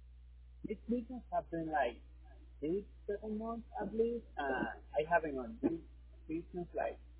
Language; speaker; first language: English; non-native, fluent; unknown